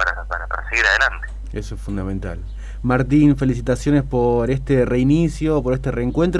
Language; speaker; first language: Spanish; native; Spanish